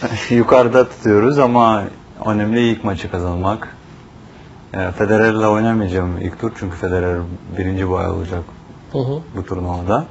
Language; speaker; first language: Turkish; non-native, fluent; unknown